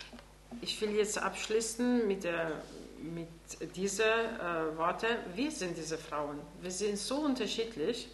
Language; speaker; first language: German; non-native, fluent; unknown